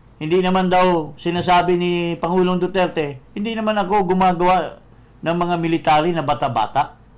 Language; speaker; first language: Filipino; non-native, local second language; Cebuano